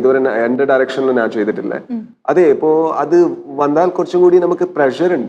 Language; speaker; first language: Malayalam; non-native, learner; Kannada